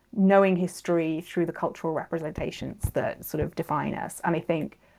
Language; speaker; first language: English; native; English